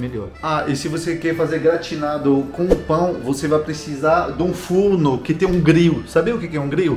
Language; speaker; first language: Portuguese; non-native, fluent; French